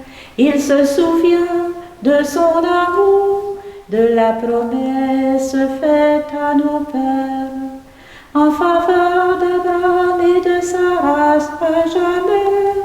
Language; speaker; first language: French; native; French